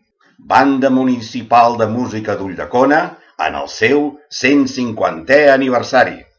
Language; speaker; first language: Catalan; native; Catalan